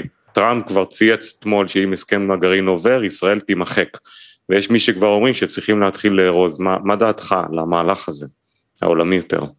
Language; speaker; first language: Hebrew; native; Hebrew